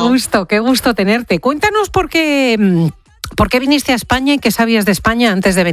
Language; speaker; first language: Spanish; native; Spanish